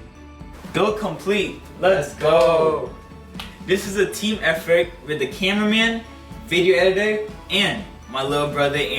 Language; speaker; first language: English; native; English